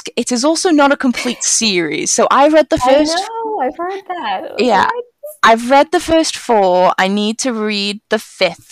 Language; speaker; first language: English; native; English